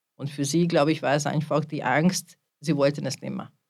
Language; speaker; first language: German; non-native, fluent; Hungarian